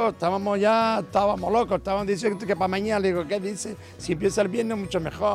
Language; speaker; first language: Spanish; native; Spanish